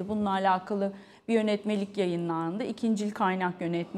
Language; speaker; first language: Turkish; native; Turkish